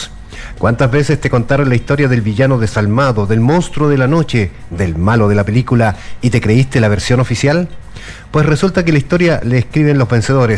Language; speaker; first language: Spanish; native; Spanish